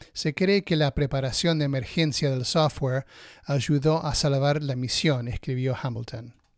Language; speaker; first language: Spanish; native; Spanish